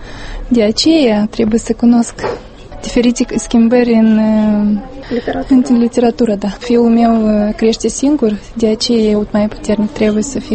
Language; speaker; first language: Romanian; non-native, local second language; Russian